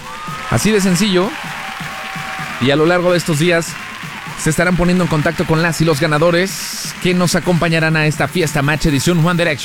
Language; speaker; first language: Spanish; native; Spanish